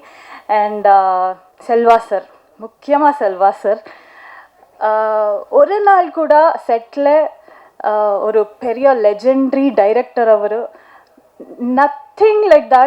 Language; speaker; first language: Tamil; non-native, local second language; Kannada